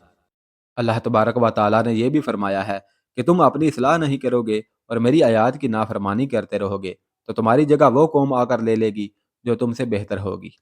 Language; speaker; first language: Urdu; native; Urdu